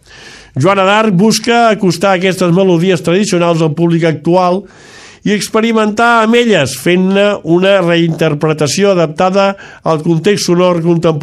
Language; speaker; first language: Catalan; native; Catalan